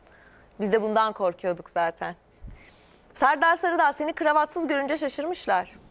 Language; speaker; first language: Turkish; native; Turkish